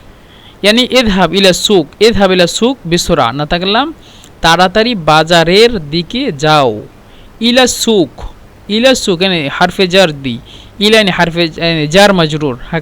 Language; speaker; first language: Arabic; non-native, fluent; Bangla